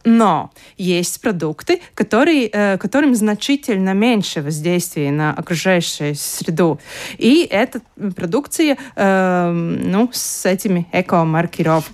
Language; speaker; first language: Russian; non-native, local second language; Latvian